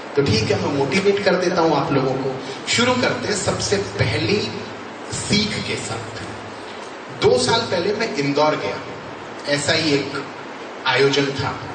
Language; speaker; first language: Hindi; native; Hindi